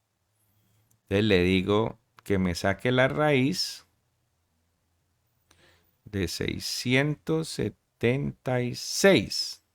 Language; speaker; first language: Spanish; native; Spanish